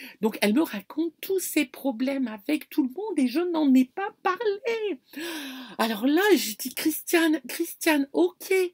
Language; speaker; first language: French; native; French